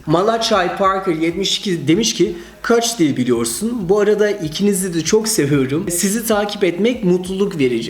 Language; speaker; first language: Turkish; early bilingual, heritage; Turkish